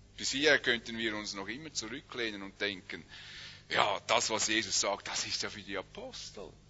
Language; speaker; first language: German; native; German